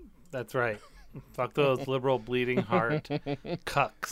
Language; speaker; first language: English; native; English